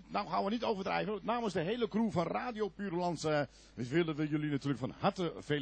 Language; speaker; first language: Dutch; native; Dutch